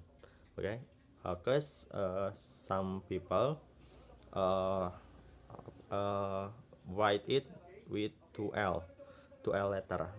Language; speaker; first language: English; non-native, learner; Indonesian